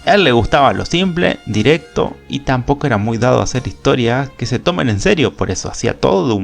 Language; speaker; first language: Spanish; native; Spanish